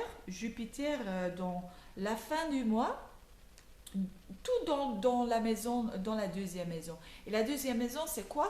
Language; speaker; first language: French; non-native, learner; Dutch